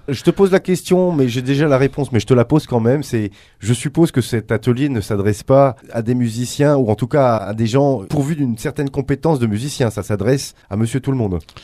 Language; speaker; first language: French; native; French